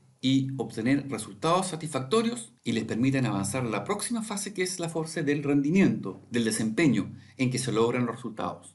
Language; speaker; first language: Spanish; native; Spanish